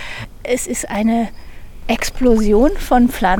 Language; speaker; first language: German; native; German